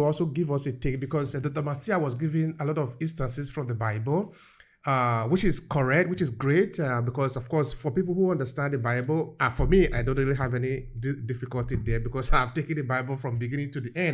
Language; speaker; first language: English; non-native, local second language; Esan